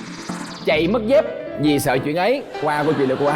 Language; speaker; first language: Vietnamese; native; Vietnamese